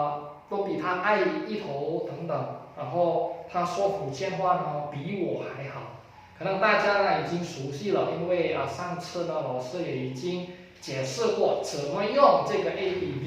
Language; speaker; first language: Chinese; non-native, fluent; Indonesian